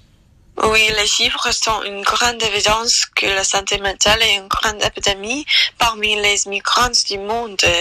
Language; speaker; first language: French; non-native, learner; English